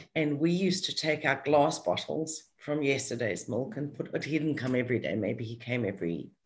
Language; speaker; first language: English; native; English